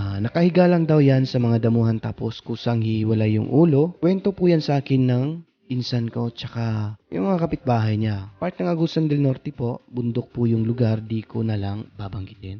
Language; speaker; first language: Filipino; non-native, local second language; Cebuano